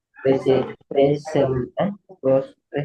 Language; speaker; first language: Japanese; non-native, learner; Filipino